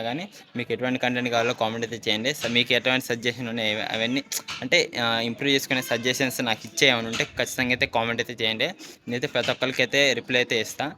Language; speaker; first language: Telugu; native; Telugu